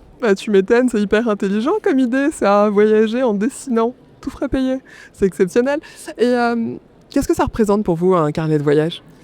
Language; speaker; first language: French; native; French